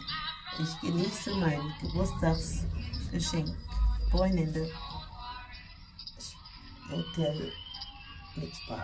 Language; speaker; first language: German; non-native, learner; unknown